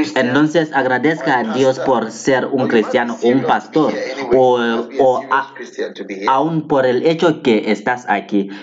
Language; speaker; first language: Spanish; non-native, fluent; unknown